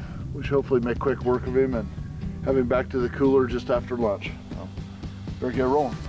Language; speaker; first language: English; native; English